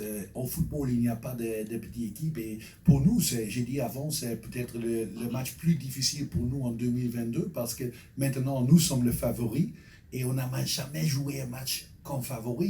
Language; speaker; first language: French; non-native, fluent; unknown